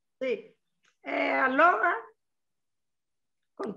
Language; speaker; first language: Italian; non-native, local second language; Arabic